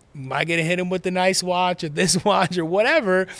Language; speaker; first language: English; native; English